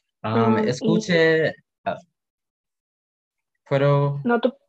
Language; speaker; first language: Spanish; non-native, learner; English